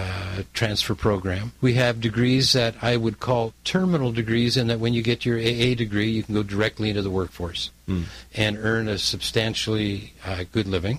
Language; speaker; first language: English; native; English